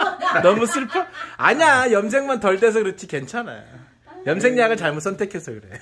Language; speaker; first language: Korean; native; Korean